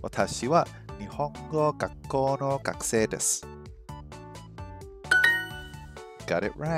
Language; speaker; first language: Japanese; non-native, learner; English